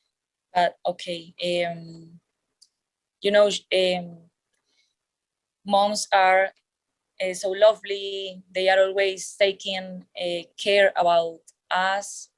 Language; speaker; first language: English; non-native, learner; Spanish